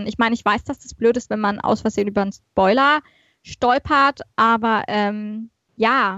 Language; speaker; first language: German; native; German